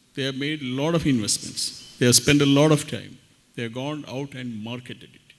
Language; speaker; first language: English; non-native, local second language; Malayalam